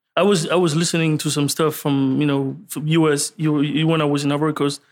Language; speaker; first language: English; non-native, learner; French